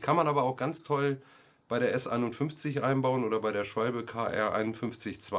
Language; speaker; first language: German; native; German